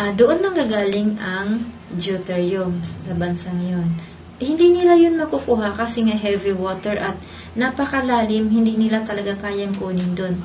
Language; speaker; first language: Filipino; non-native, local second language; Cebuano